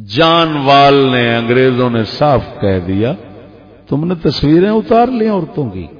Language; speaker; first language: Urdu; native; Urdu